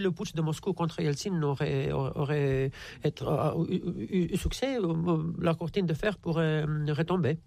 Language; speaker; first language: French; non-native, fluent; Romanian